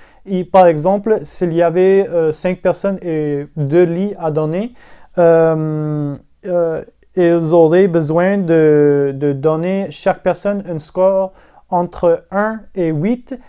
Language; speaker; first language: French; non-native, learner; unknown